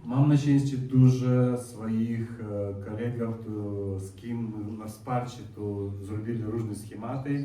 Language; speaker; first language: Polish; non-native, learner; Russian